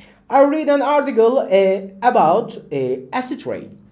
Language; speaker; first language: English; non-native, fluent; Turkish